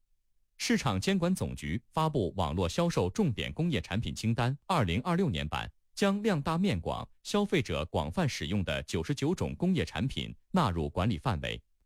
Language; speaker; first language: Chinese; native; Chinese